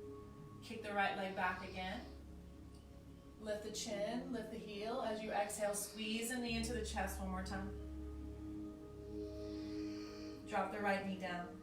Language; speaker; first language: English; native; English